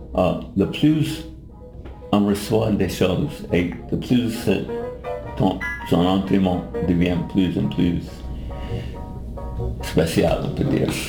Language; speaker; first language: French; non-native, fluent; English